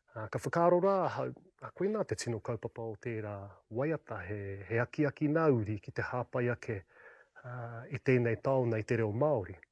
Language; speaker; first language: Māori; non-native, local second language; English